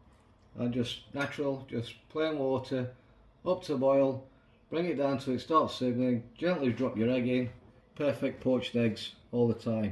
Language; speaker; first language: English; native; English